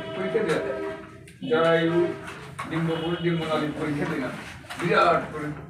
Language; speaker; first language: Bangla; native; Bangla